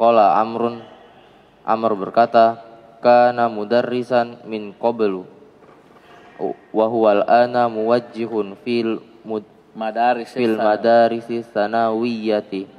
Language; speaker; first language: Arabic; non-native, learner; Indonesian